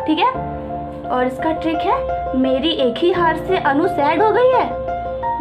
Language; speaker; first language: Hindi; native; Hindi